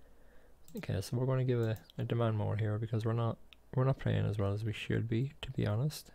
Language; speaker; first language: English; native; English